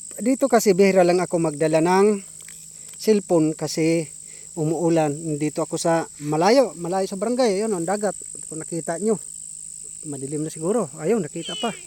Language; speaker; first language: Filipino; non-native, local second language; Bikol